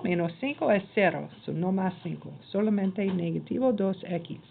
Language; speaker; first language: Spanish; non-native, learner; English